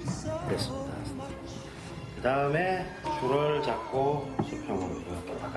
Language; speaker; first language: Korean; native; Korean